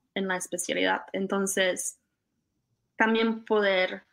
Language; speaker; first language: Spanish; non-native, fluent; Czech